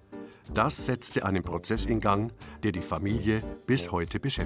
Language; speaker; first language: German; native; German